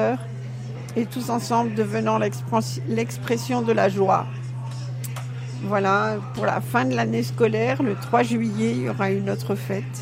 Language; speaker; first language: French; native; French